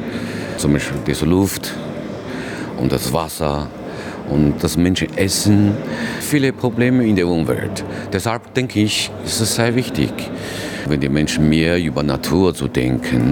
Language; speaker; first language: German; non-native, learner; Chinese